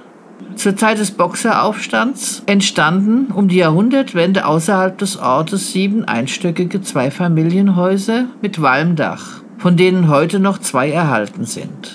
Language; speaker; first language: German; native; German